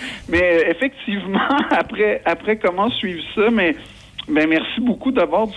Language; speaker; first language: French; native; French